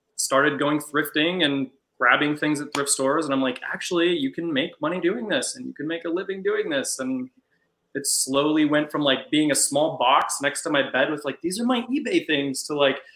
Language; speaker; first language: English; native; English